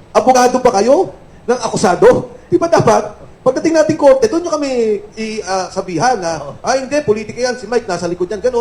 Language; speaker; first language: Filipino; native; Filipino